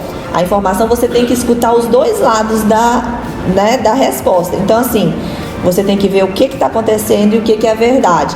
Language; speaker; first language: Portuguese; native; Portuguese